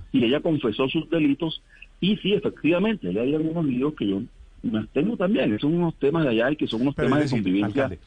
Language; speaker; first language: Spanish; native; Spanish